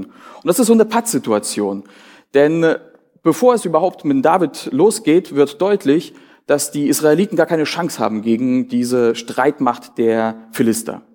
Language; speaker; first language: German; native; German